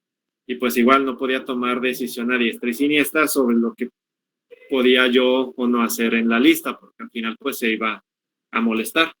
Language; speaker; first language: Spanish; native; Spanish